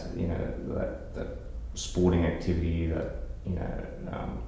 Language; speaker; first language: English; early bilingual, other home language; Russian